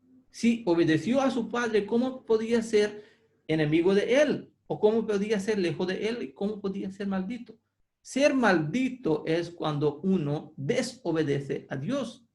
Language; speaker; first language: Spanish; non-native, fluent; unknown